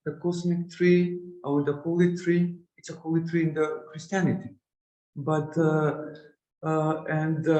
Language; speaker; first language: English; non-native, learner; Macedonian